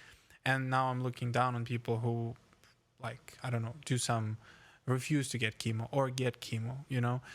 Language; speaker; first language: English; non-native, fluent; Ukrainian